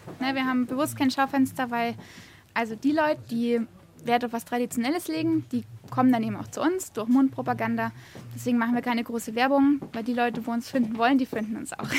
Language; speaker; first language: German; native; German